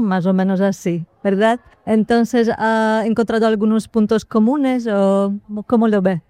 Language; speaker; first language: Spanish; non-native, fluent; Slovak